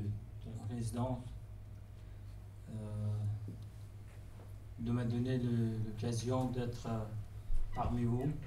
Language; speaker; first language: French; non-native, fluent; Persian